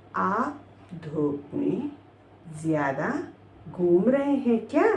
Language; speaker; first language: Hindi; non-native, local second language; Telugu